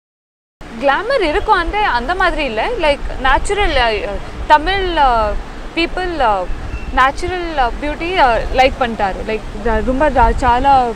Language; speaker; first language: Tamil; non-native, learner; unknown